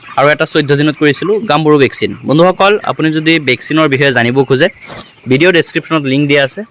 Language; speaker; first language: Assamese; native; Assamese